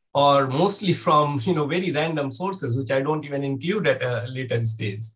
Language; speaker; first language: English; non-native, local second language; Hindi